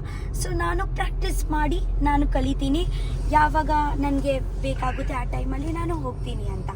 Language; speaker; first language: Kannada; non-native, local second language; Tulu